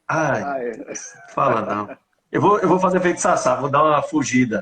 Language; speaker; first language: Portuguese; native; Portuguese